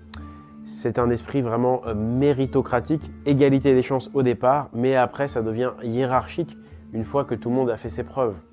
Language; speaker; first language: French; native; French